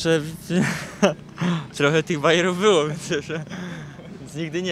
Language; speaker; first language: Polish; native; Polish